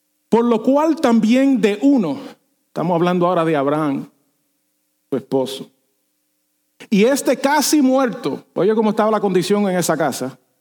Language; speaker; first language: Spanish; native; Spanish